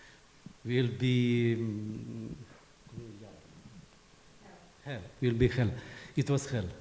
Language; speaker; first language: English; non-native, fluent; Romanian